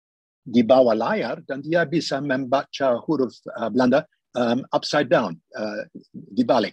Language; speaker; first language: Indonesian; non-native, fluent; English